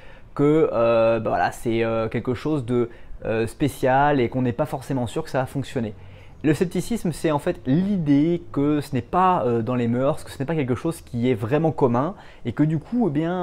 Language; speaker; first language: French; native; French